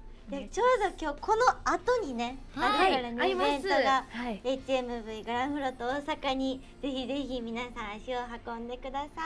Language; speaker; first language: Japanese; native; Japanese